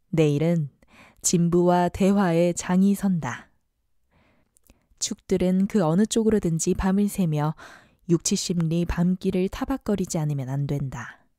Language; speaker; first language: Korean; native; Korean